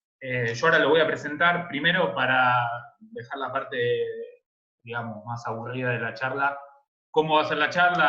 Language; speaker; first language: Spanish; native; Spanish